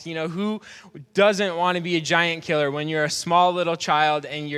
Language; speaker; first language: English; native; English